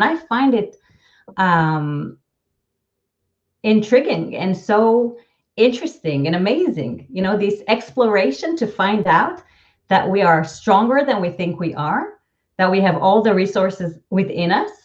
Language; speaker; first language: English; non-native, fluent; Hebrew